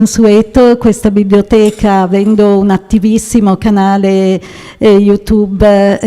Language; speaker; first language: Italian; native; Italian